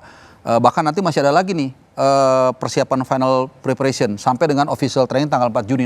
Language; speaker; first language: Indonesian; native; Indonesian